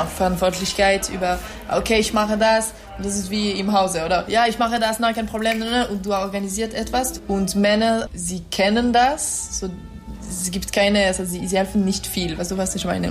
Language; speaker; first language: German; non-native, fluent; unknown